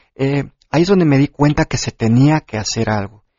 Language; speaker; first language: Spanish; early bilingual, heritage; Spanish